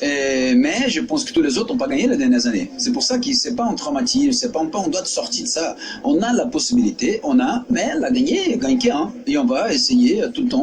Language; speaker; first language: French; non-native, fluent; Portuguese